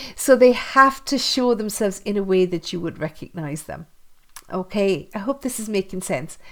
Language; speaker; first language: English; native; English